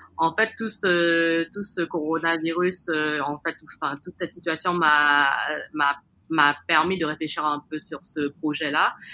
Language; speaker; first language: French; native; French